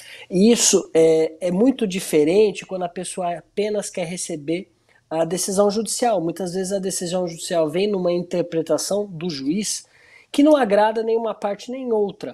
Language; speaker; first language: Portuguese; native; Portuguese